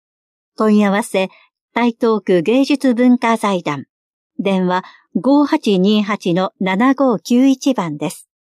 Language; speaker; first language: Japanese; native; Japanese